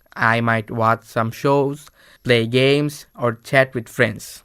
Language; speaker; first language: English; non-native, local second language; Bangla